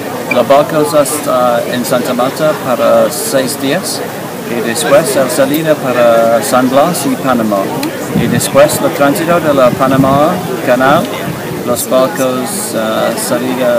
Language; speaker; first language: Spanish; non-native, learner; English